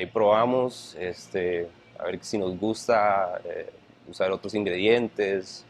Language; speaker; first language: Spanish; native; Spanish